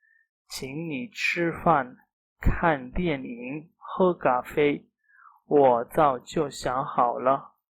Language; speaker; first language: Chinese; non-native, learner; Urdu